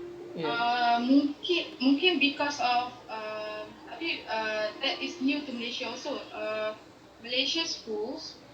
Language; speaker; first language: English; non-native, local second language; Malay